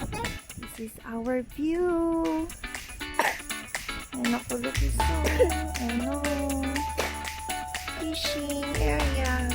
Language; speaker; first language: English; non-native, learner; Filipino